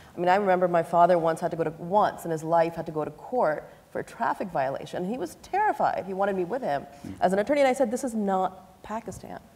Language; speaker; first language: English; native; English